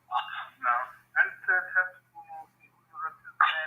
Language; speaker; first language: Arabic; non-native, learner; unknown